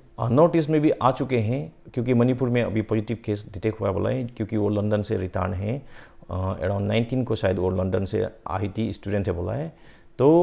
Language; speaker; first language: Hindi; non-native, local second language; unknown